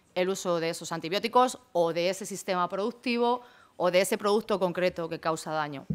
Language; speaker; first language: Spanish; native; Spanish